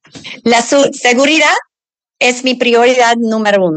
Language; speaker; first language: Spanish; early bilingual, other home language; English